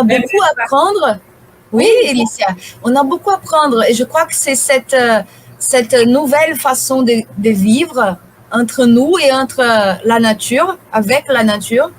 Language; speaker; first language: French; non-native, fluent; Portuguese